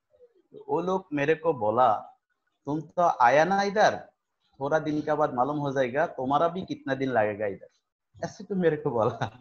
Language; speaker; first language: Hindi; non-native, fluent; Bangla